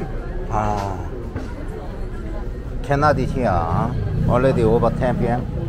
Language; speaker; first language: English; non-native, learner; Korean